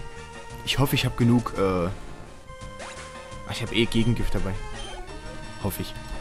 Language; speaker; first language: German; native; German